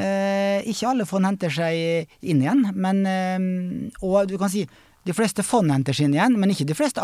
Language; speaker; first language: Norwegian; native; Norwegian